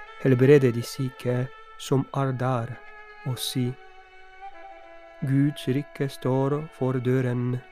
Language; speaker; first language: Norwegian; non-native, fluent; Polish